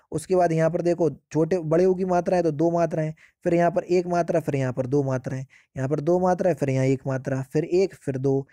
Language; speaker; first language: Hindi; native; Hindi